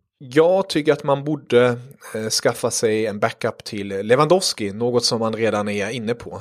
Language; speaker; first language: Swedish; early bilingual, other home language; German